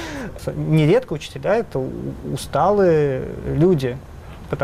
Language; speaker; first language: Russian; native; Russian